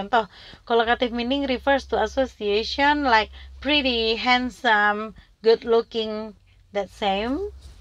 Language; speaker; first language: English; non-native, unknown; Indonesian